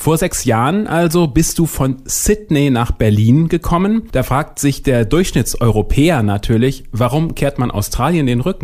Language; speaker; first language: German; native; German